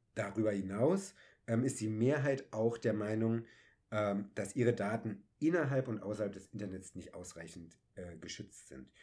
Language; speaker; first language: German; native; German